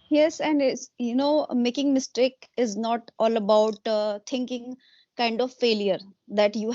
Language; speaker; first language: English; non-native, local second language; Hindi